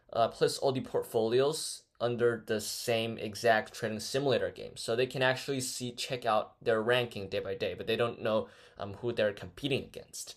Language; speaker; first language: English; non-native, fluent; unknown